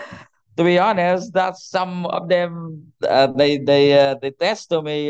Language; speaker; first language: English; non-native, learner; Vietnamese